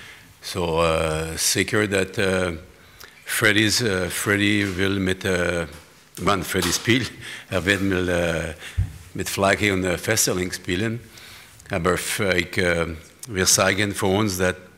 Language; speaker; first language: German; non-native, learner; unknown